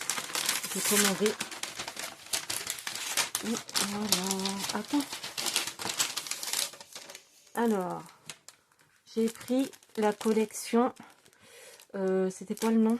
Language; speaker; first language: French; native; French